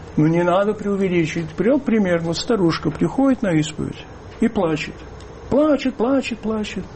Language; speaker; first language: Russian; early bilingual, heritage; Russian